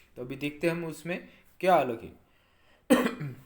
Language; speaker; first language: Hindi; non-native, local second language; Marathi